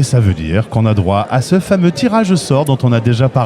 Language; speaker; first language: French; native; French